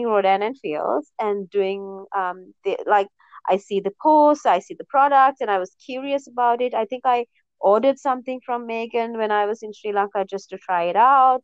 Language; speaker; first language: English; non-native, local second language; Sinhala